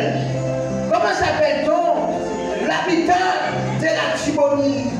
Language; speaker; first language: French; non-native, local second language; Haitian Creole